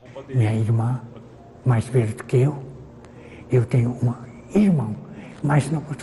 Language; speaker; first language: Portuguese; non-native, fluent; Korean